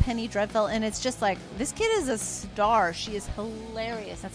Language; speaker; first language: English; native; English